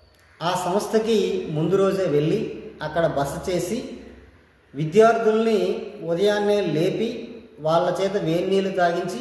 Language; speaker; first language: Telugu; native; Telugu